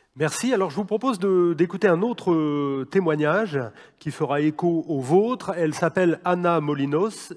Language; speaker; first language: French; native; French